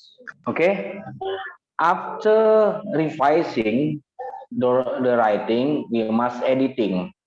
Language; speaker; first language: English; non-native, learner; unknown